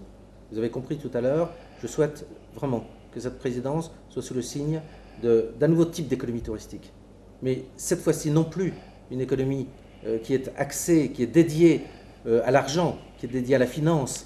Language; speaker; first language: French; native; French